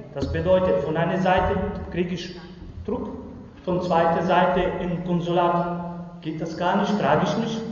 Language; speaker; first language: German; non-native, learner; Romany